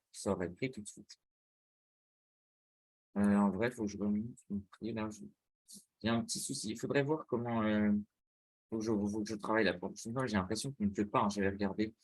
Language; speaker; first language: French; native; French